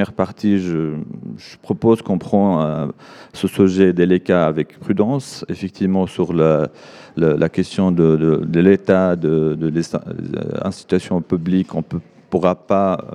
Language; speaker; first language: French; non-native, fluent; Arabic